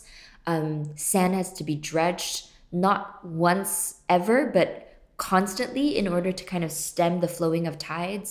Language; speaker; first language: English; native; English